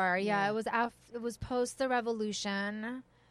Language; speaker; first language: English; early bilingual, other home language; Persian